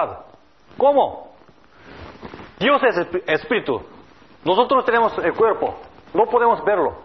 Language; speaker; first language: Spanish; non-native, learner; Korean